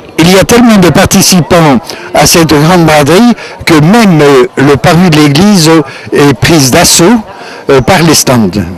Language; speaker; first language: French; native; French